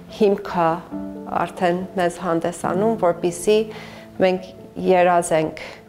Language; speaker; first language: Armenian; early bilingual, heritage; Armenian